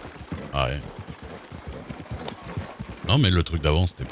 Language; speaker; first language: French; native; French